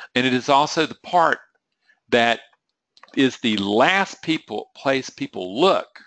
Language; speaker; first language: English; native; English